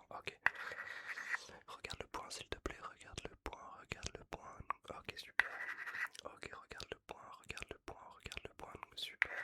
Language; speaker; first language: French; native; French